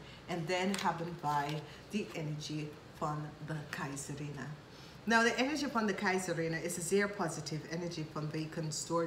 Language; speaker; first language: Dutch; non-native, fluent; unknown